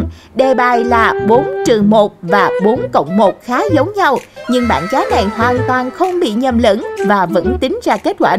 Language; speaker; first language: Vietnamese; native; Vietnamese